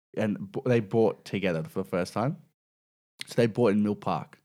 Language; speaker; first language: English; native; English